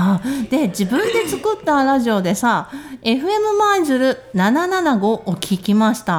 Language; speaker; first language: Japanese; native; Japanese